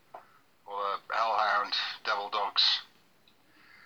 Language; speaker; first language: English; native; English